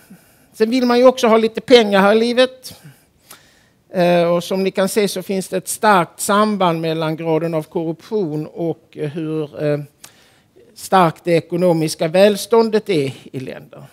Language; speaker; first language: Swedish; native; Swedish